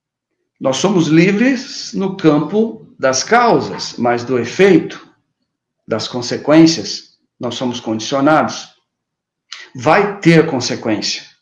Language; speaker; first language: Portuguese; native; Portuguese